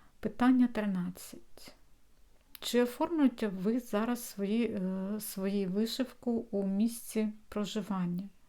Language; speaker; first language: Ukrainian; non-native, local second language; Russian